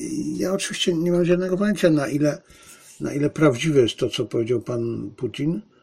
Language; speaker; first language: Polish; native; Polish